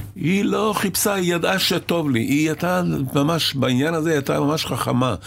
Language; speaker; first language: Hebrew; early bilingual, other home language; Arabic